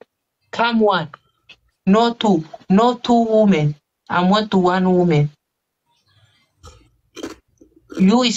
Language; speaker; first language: English; non-native, learner; Arabic